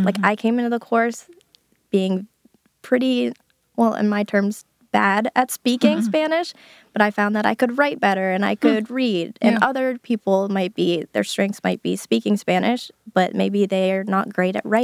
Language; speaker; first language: English; native; English